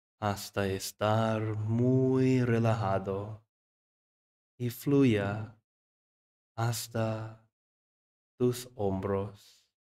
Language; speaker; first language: Spanish; non-native, fluent; English